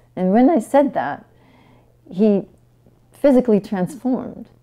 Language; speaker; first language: English; non-native, fluent; French